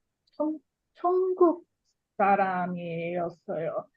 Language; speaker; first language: Korean; non-native, learner; English